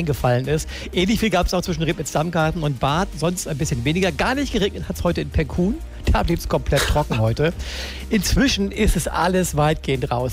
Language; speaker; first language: German; native; German